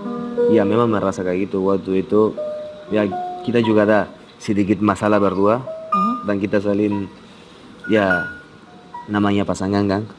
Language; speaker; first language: Indonesian; non-native, fluent; Spanish